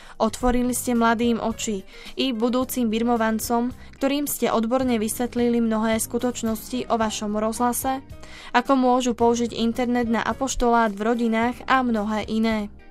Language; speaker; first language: Slovak; native; Slovak